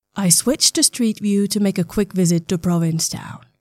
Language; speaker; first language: English; non-native, fluent; Finnish